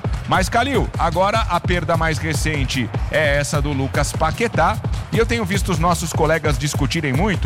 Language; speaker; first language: Portuguese; native; Portuguese